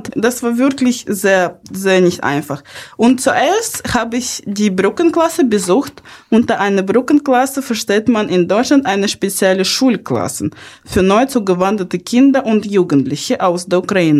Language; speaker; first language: German; early bilingual, other home language; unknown